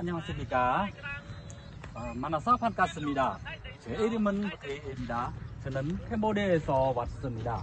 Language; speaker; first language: Korean; non-native, learner; Khmer